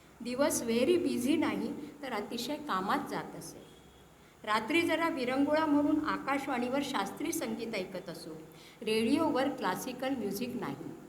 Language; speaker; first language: Marathi; early bilingual, heritage; Marathi